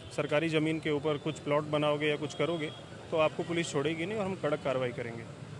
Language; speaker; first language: Hindi; non-native, local second language; Gujarati